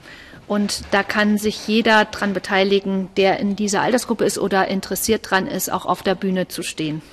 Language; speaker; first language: German; native; German